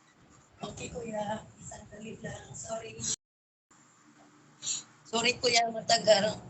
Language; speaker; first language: Filipino; non-native, local second language; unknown